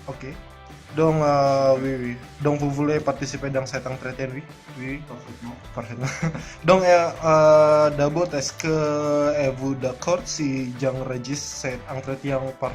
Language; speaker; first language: French; non-native, learner; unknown